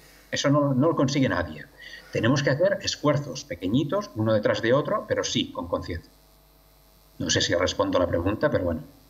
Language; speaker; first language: Spanish; non-native, local second language; Catalan